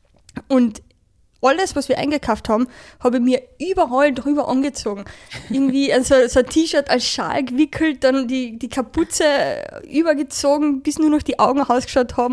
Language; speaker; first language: German; native; German